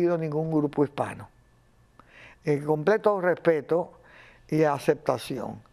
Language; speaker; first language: Spanish; native; Spanish